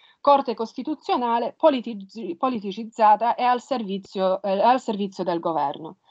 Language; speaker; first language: Italian; non-native, fluent; Polish